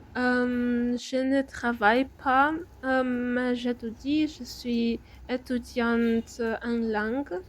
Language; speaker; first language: French; non-native, learner; Ukrainian